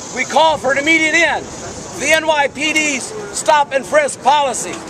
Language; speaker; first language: English; native; English